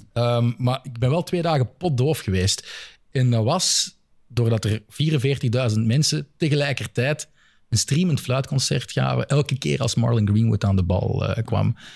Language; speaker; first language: Dutch; native; Dutch